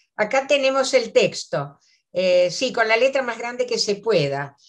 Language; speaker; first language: Spanish; native; Spanish